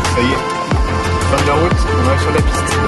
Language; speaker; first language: French; native; French